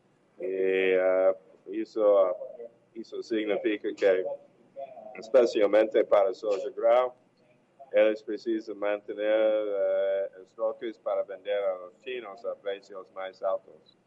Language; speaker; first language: Portuguese; non-native, learner; English